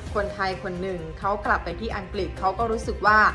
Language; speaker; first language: Thai; native; Thai